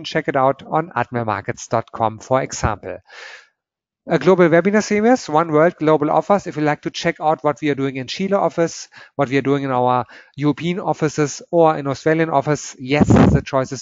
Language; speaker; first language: English; non-native, fluent; German